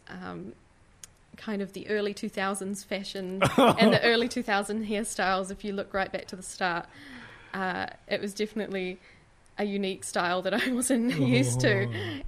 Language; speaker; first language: English; native; English